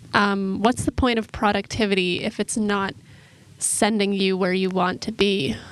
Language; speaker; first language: English; native; English